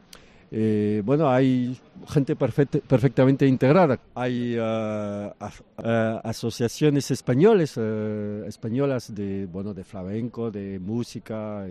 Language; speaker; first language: Spanish; early bilingual, heritage; French